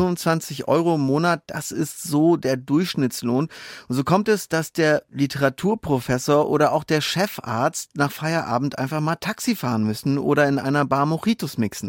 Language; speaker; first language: German; native; German